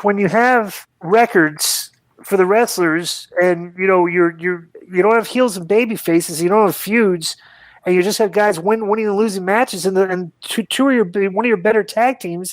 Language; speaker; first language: English; native; English